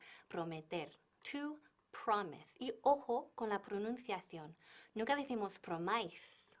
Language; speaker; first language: Spanish; non-native, fluent; English